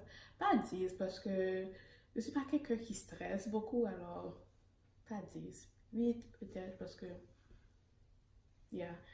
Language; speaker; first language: French; early bilingual, heritage; Haitian Creole